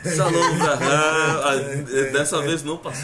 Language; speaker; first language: Portuguese; native; Portuguese